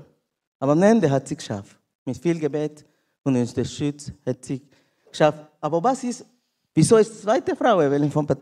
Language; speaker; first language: German; non-native, learner; Spanish